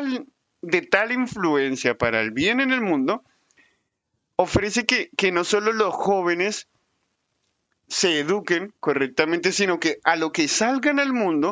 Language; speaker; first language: Spanish; native; Spanish